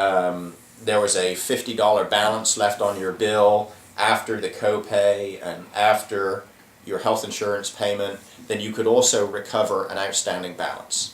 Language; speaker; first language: English; native; English